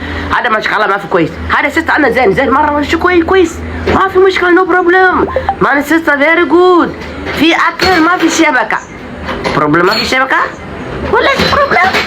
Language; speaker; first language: Arabic; non-native, learner; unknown